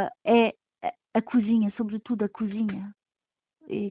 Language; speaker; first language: Portuguese; early bilingual, heritage; Portuguese